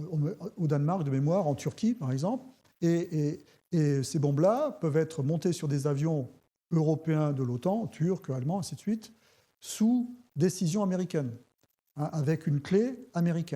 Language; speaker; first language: French; native; French